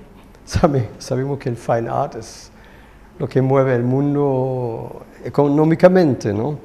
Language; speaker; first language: Spanish; non-native, fluent; German